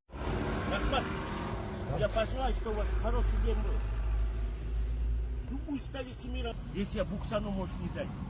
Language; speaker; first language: Russian; non-native, local second language; Kyrgyz